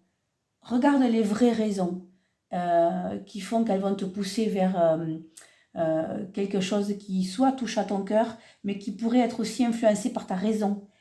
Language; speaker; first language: French; native; French